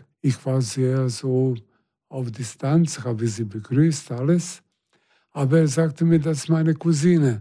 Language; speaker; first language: German; non-native, fluent; Serbian